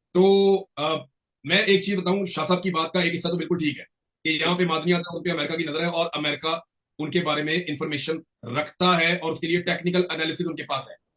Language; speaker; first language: Urdu; non-native, local second language; Punjabi